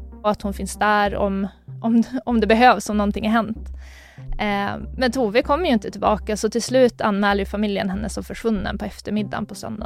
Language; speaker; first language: Swedish; native; Swedish